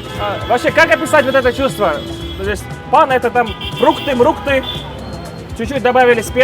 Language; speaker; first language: Russian; non-native, local second language; Kazakh